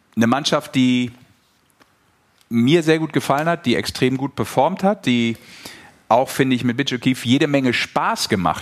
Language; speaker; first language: German; native; German